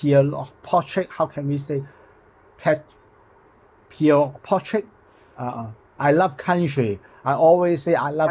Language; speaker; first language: English; non-native, local second language; Cantonese